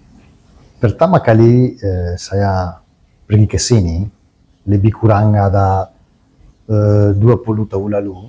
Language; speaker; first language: Indonesian; non-native, learner; Italian